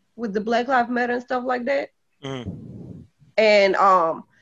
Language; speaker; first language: English; early bilingual, other home language; Polish